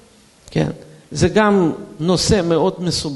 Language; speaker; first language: Hebrew; non-native, fluent; Russian